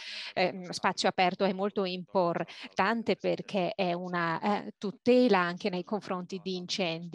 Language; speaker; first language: Italian; native; Italian